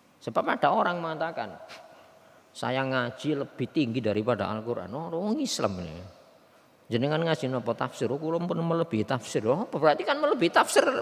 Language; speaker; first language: Indonesian; non-native, local second language; Javanese